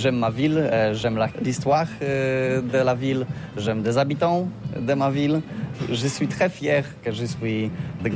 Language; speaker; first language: French; non-native, learner; Polish